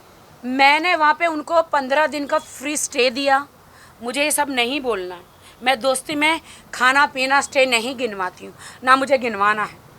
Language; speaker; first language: Hindi; native; Hindi